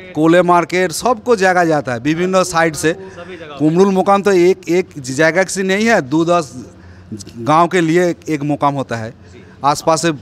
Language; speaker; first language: Hindi; non-native, local second language; Bangla